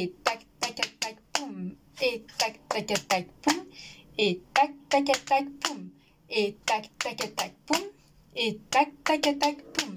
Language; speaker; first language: French; native; French